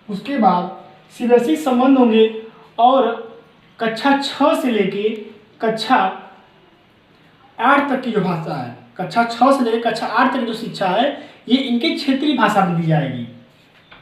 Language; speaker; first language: Hindi; native; Hindi